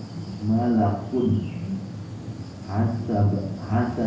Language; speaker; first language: Arabic; non-native, learner; Indonesian